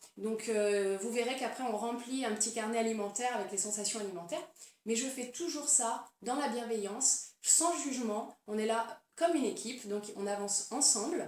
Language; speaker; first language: French; native; French